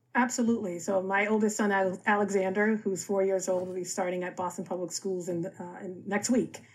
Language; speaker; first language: English; native; English